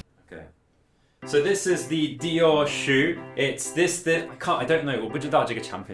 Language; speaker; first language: English; native; English